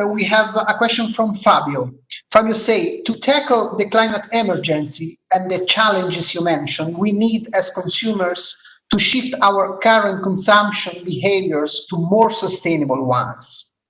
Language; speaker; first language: English; non-native, fluent; Italian